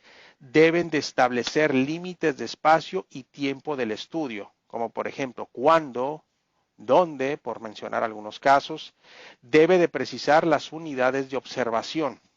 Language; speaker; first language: Spanish; native; Spanish